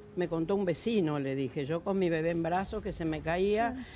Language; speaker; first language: Spanish; native; Spanish